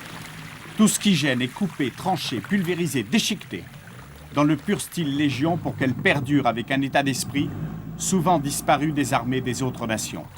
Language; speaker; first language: French; native; French